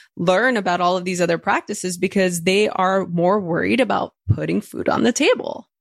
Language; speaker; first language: English; early bilingual, other home language; Spanish